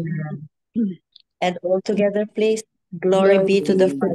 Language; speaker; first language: English; non-native, local second language; Filipino